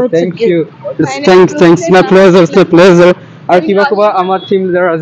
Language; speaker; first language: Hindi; non-native, local second language; Assamese